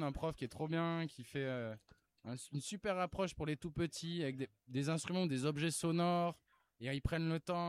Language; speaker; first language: French; native; French